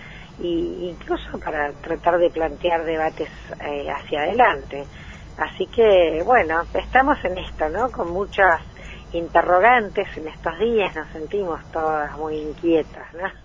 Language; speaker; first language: Spanish; native; Spanish